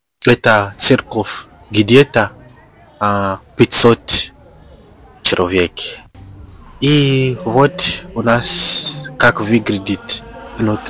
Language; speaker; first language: Russian; non-native, learner; Bemba